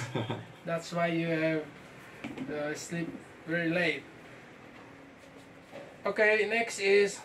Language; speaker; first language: English; non-native, fluent; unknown